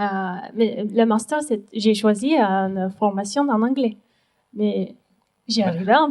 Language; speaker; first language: French; non-native, learner; Turkish